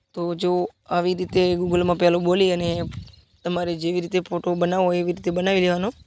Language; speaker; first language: Gujarati; native; Gujarati